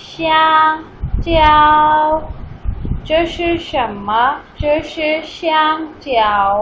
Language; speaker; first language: Chinese; non-native, fluent; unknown